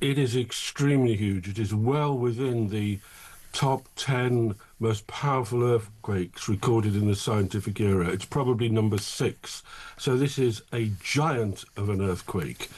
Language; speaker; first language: English; native; English